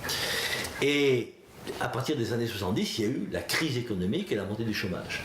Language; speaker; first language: French; native; French